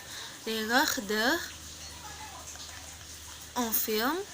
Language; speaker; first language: French; non-native, learner; Indonesian